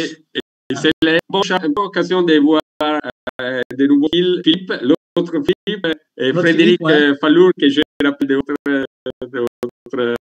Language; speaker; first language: French; non-native, learner; Italian